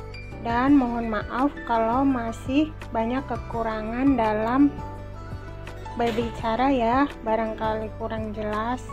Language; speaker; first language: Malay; non-native, local second language; Javanese